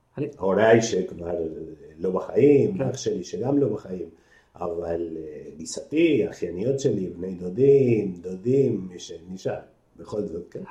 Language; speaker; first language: Hebrew; non-native, fluent; Spanish